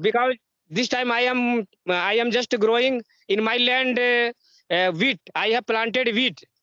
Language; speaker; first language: English; non-native, learner; Hindi